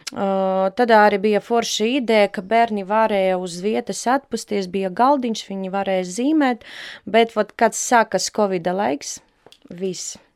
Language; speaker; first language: Latvian; non-native, local second language; Russian